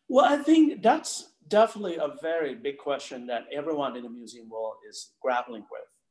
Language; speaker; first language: English; non-native, fluent; Thai